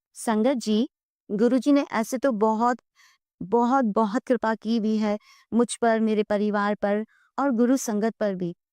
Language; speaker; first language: Hindi; non-native, local second language; Bangla